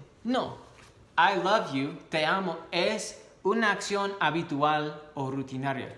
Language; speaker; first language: Spanish; non-native, fluent; English